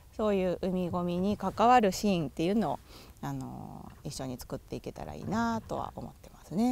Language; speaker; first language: Japanese; native; Japanese